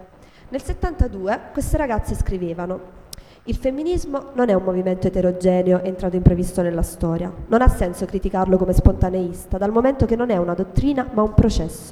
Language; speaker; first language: Italian; native; Italian